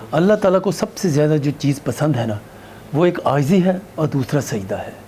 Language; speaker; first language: Urdu; native; Urdu